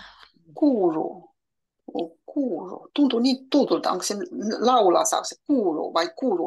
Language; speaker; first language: Finnish; non-native, learner; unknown